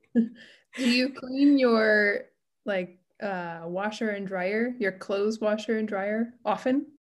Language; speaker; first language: English; native; English